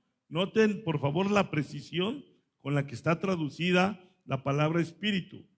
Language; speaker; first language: Spanish; native; Spanish